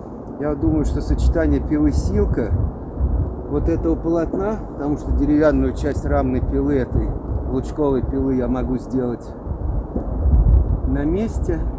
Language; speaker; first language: Russian; native; Russian